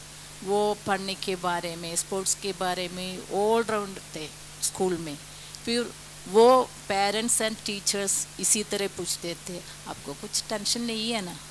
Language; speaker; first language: Hindi; non-native, local second language; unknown